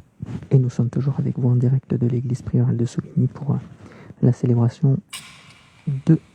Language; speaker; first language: French; native; French